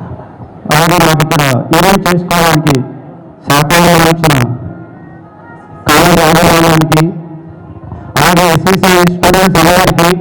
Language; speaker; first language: Telugu; native; Telugu